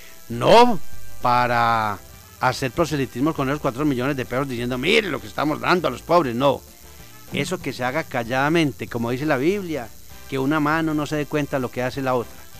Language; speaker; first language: Spanish; native; Spanish